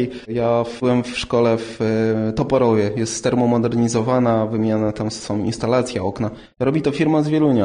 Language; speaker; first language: Polish; native; Polish